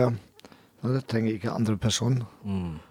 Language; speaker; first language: Norwegian; non-native, learner; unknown